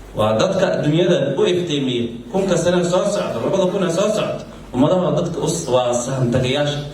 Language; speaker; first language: Somali; native; Somali